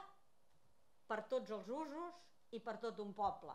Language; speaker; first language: Catalan; native; Catalan